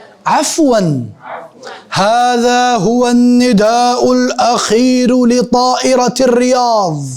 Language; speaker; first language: Arabic; non-native, fluent; Urdu